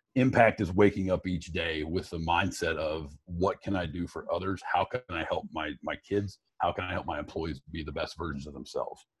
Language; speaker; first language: English; native; English